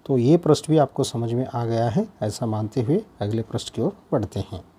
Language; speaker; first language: Hindi; non-native, local second language; Kannada